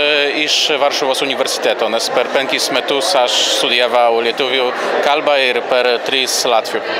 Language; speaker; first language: Lithuanian; non-native, fluent; Polish